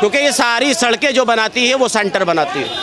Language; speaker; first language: Hindi; native; Hindi